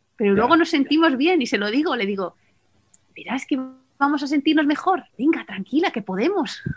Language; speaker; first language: Spanish; native; Spanish